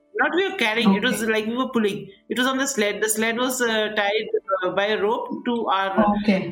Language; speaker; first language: English; non-native, local second language; Nepali